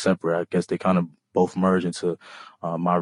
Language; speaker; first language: English; early bilingual, other home language; Bambara